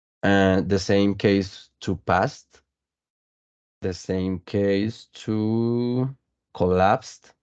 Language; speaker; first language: English; non-native, fluent; Spanish